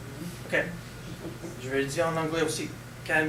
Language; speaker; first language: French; non-native, local second language; English